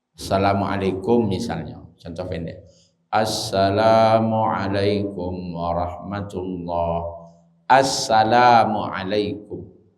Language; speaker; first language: Malay; non-native, local second language; Minangkabau